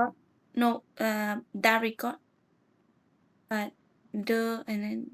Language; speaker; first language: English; non-native, learner; Vietnamese